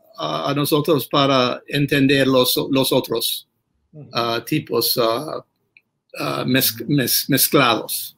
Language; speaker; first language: Spanish; non-native, fluent; English